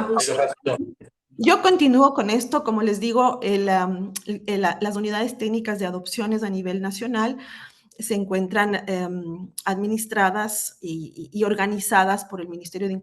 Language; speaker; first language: Spanish; native; Spanish